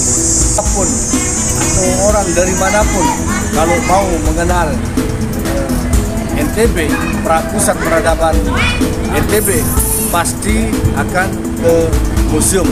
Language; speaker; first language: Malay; non-native, local second language; Sasak